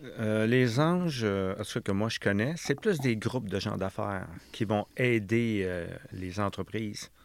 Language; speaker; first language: French; native; French